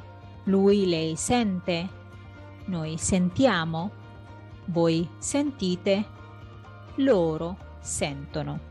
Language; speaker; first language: Italian; non-native, fluent; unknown